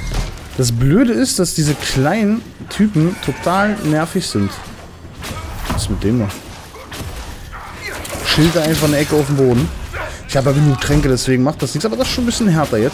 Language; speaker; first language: German; native; German